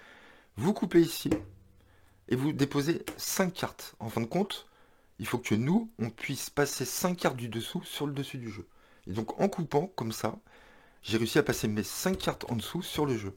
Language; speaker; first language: French; native; French